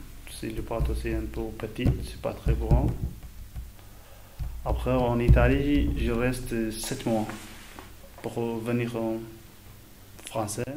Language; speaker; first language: French; non-native, learner; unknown